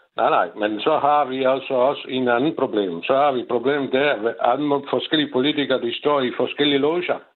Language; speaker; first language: Danish; non-native, fluent; Czech